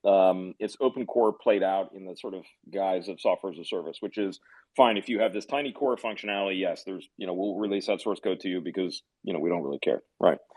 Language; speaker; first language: English; native; English